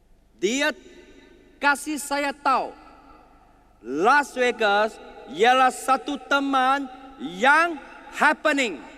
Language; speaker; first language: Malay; non-native, learner; Chinese